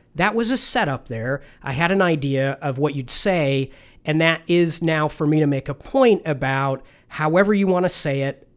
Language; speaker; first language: English; native; English